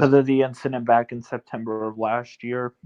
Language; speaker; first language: English; native; English